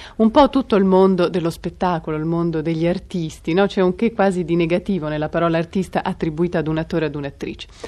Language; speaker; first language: Italian; native; Italian